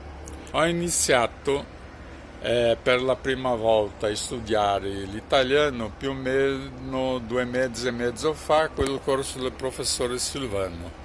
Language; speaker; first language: Italian; non-native, learner; Portuguese